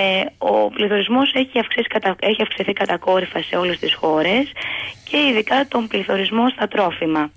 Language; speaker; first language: Greek; native; Greek